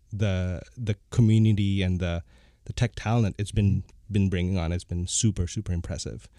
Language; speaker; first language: English; non-native, fluent; Bangla